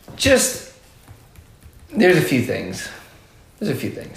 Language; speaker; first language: English; native; English